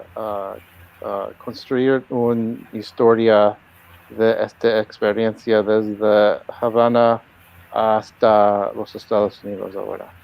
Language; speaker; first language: Spanish; early bilingual, heritage; Spanish